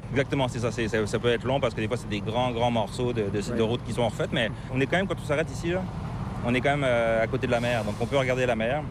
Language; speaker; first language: French; native; French